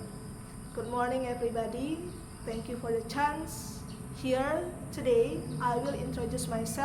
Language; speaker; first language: English; non-native, fluent; Indonesian